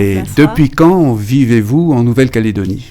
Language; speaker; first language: French; native; French